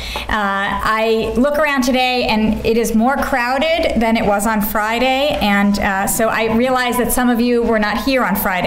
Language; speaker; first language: English; native; English